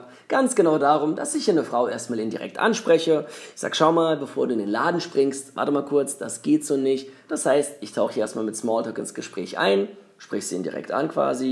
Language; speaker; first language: German; native; German